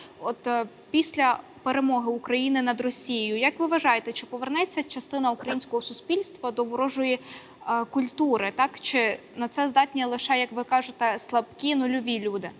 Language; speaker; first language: Ukrainian; native; Ukrainian